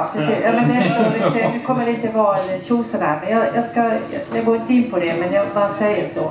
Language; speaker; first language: Swedish; native; Swedish